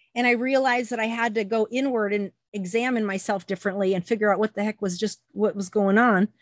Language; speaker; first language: English; native; English